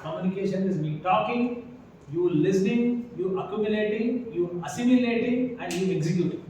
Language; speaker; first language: English; non-native, local second language; Kannada